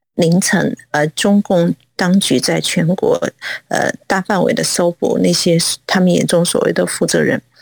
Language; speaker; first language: Chinese; non-native, local second language; Cantonese